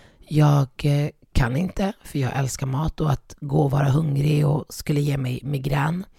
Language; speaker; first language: Swedish; early bilingual, other home language; Arabic